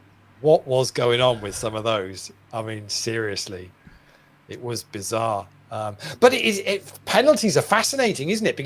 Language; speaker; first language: English; native; English